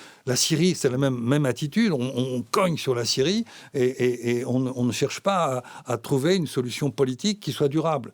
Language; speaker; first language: French; native; French